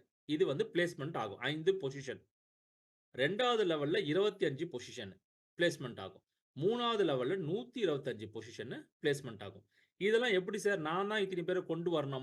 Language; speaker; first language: Tamil; native; Tamil